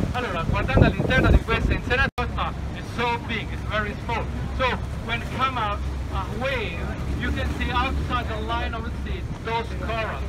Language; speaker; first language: English; non-native, fluent; Italian